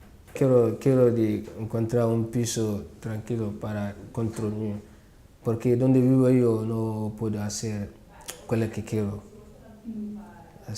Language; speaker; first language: Spanish; non-native, learner; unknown